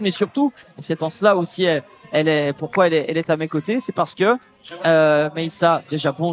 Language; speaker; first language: French; native; French